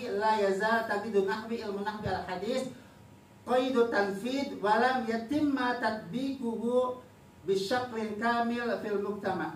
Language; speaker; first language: Arabic; non-native, fluent; Indonesian